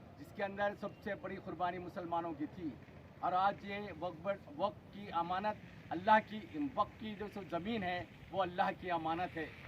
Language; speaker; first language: Hindi; non-native, local second language; Urdu